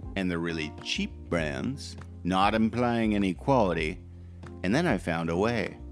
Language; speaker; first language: English; native; English